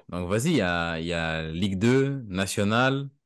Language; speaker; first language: French; native; French